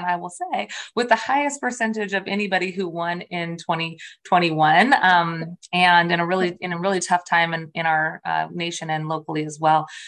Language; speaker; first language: English; early bilingual, other home language; Spanish